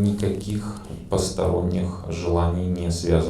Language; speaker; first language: Russian; native; Russian